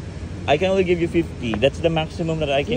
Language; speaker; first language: English; non-native, local second language; Filipino